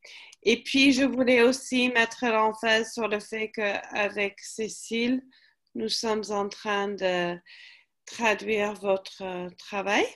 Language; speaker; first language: French; non-native, fluent; English